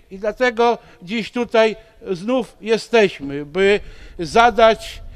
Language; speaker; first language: Polish; native; Polish